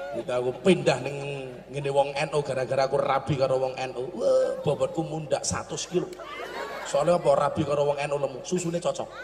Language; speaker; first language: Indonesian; non-native, local second language; Javanese